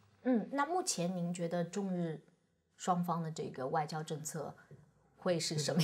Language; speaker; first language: Chinese; native; Chinese